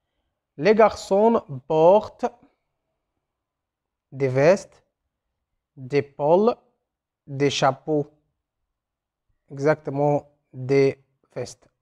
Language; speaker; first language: French; non-native, fluent; Arabic